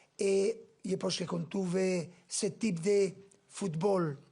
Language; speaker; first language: French; non-native, fluent; Spanish